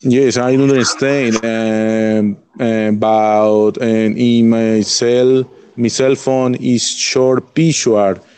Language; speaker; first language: English; non-native, learner; Spanish